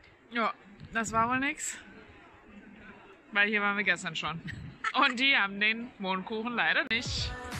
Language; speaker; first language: German; native; German